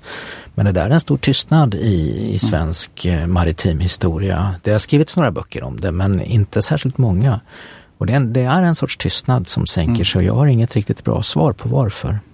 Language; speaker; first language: Swedish; native; Swedish